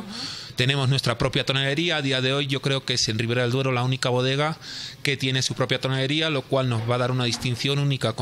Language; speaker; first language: Spanish; native; Spanish